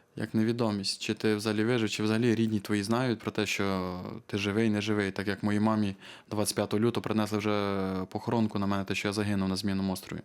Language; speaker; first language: Ukrainian; native; Ukrainian